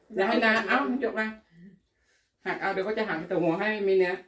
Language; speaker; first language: Thai; native; Thai